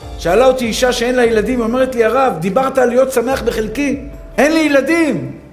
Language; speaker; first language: Hebrew; native; Hebrew